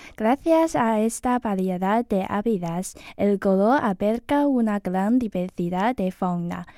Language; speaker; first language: Spanish; non-native, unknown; Chinese